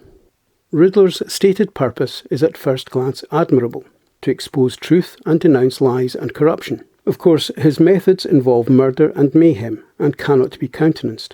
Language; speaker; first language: English; native; English